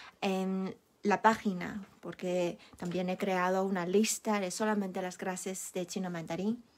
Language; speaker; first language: Spanish; non-native, fluent; Chinese